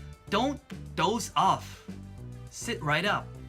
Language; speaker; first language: English; non-native, fluent; Korean